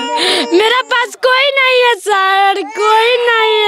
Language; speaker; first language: Hindi; non-native, local second language; Bhojpuri